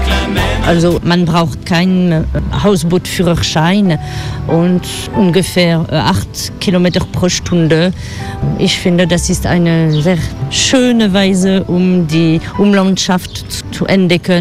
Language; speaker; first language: German; non-native, learner; French